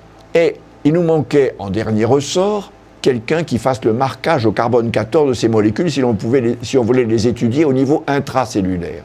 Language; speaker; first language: French; native; French